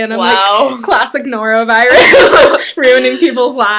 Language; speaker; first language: English; native; English